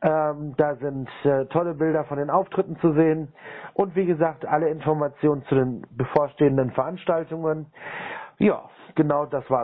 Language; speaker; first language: German; native; German